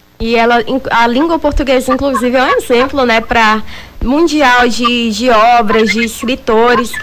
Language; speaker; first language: Portuguese; native; Portuguese